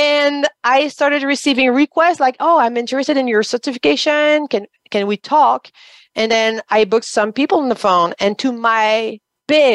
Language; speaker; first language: English; non-native, fluent; French